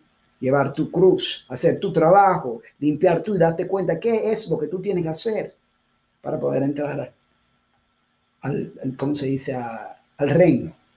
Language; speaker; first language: Spanish; early bilingual, heritage; Spanish